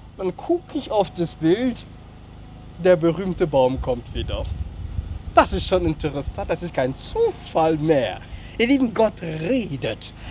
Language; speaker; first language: German; non-native, fluent; French